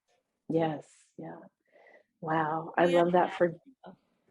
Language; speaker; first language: English; native; English